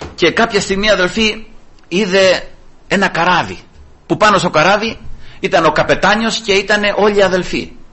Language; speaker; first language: Greek; early bilingual, heritage; Greek